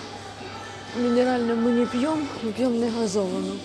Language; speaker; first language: Russian; non-native, local second language; Ukrainian